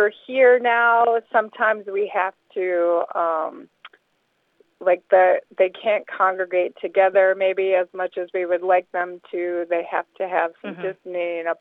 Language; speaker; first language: English; native; English